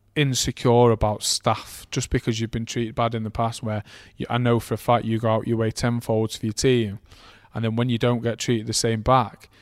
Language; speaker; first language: English; native; English